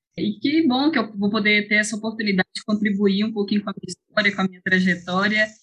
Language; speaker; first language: Portuguese; native; Portuguese